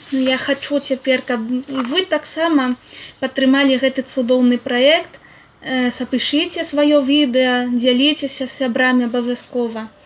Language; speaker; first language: Belarusian; non-native, fluent; Spanish